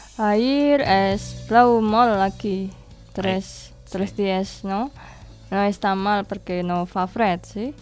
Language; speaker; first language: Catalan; non-native, learner; Indonesian